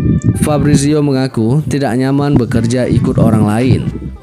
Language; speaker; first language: Indonesian; native; Indonesian